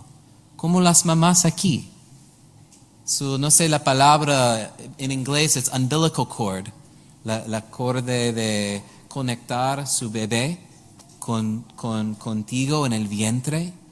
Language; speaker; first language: Spanish; non-native, learner; English